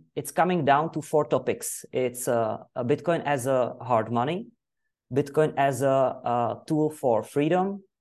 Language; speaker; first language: English; non-native, fluent; Czech